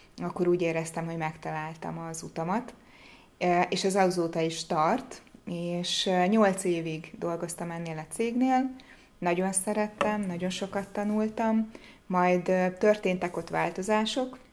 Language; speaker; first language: Hungarian; native; Hungarian